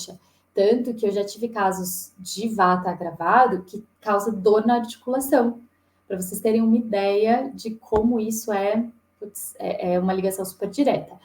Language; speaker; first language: Portuguese; native; Portuguese